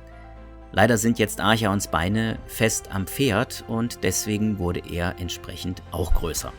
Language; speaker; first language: German; native; German